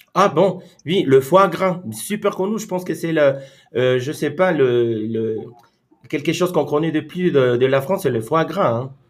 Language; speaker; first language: French; non-native, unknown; Spanish